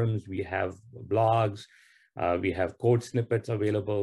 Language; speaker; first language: English; non-native, local second language; Tamil